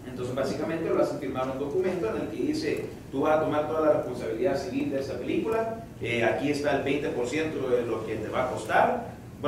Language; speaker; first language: Spanish; native; Spanish